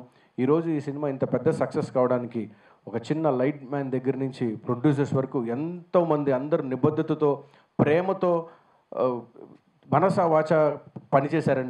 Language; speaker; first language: Telugu; native; Telugu